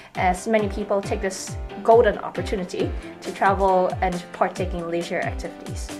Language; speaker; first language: English; native; English